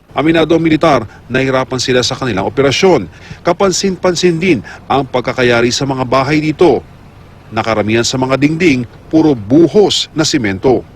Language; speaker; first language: Filipino; native; Filipino